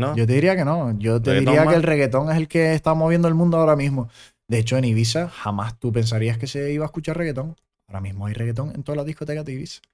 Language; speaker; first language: Spanish; early bilingual, other home language; German